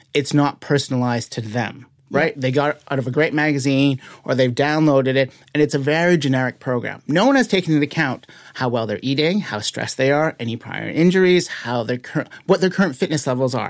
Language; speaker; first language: English; native; English